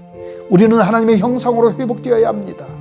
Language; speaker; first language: Korean; native; Korean